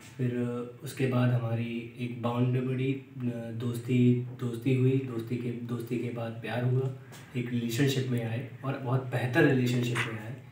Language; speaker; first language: Hindi; native; Hindi